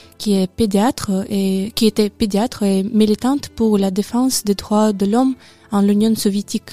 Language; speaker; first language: French; non-native, learner; Russian